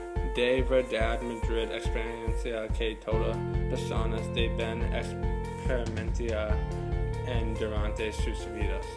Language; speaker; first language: Spanish; non-native, learner; English